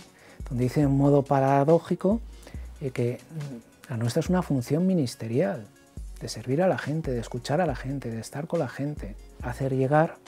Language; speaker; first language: Spanish; native; Spanish